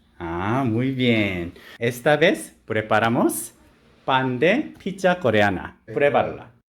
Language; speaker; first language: Spanish; non-native, learner; Korean